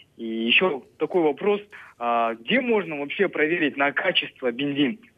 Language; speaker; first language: Russian; native; Russian